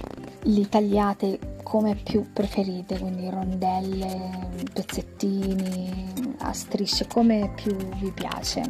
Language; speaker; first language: Italian; native; Italian